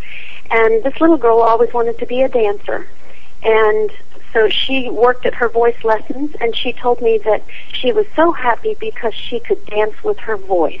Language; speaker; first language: English; native; English